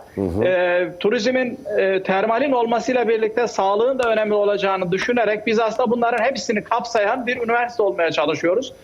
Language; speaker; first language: Turkish; native; Turkish